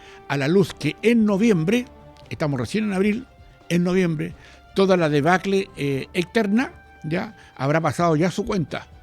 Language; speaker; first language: Spanish; native; Spanish